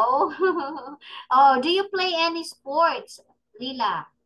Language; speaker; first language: English; non-native, fluent; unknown